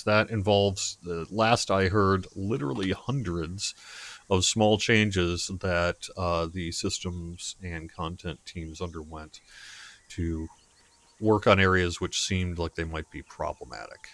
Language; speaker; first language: English; native; English